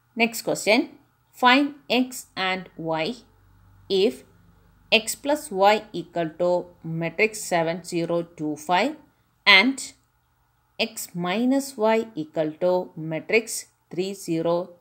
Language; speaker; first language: English; non-native, local second language; Malayalam